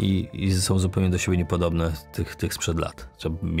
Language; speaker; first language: Polish; native; Polish